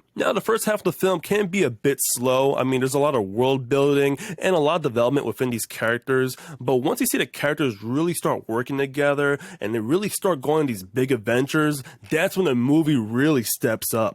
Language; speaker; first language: English; native; English